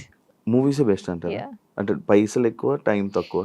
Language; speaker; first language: Telugu; native; Telugu